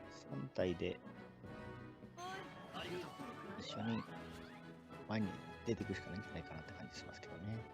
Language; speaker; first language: Japanese; native; Japanese